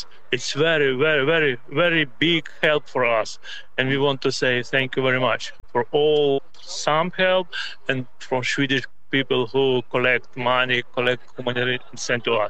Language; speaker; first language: English; non-native, learner; Ukrainian